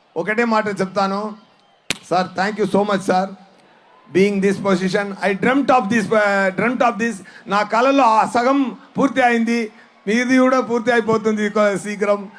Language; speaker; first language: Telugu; non-native, learner; Tamil